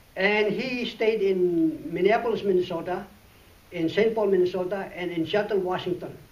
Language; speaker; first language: English; non-native, local second language; Iloko